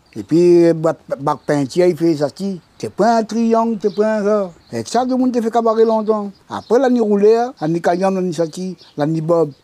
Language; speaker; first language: French; non-native, local second language; Réunion Creole French